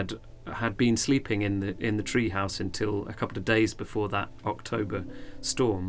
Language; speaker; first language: English; native; English